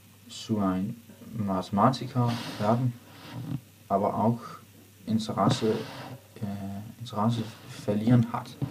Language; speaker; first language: German; non-native, learner; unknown